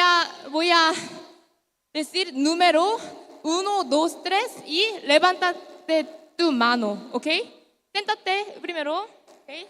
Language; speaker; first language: Spanish; non-native, learner; Korean